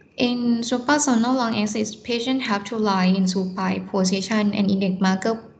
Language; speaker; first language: English; non-native, fluent; Thai